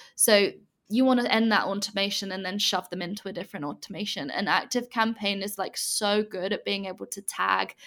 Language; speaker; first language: English; native; English